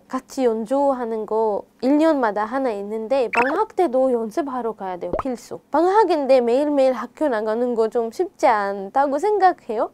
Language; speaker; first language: Korean; non-native, fluent; Arabic